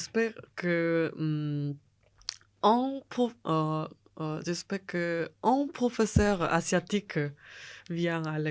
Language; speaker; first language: French; non-native, fluent; Korean